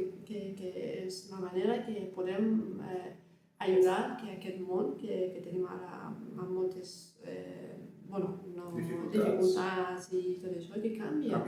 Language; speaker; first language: Catalan; non-native, learner; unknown